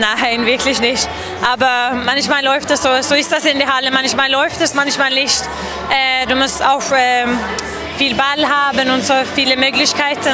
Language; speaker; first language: German; non-native, fluent; Swedish